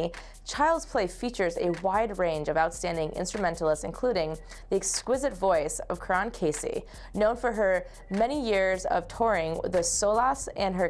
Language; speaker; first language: English; native; English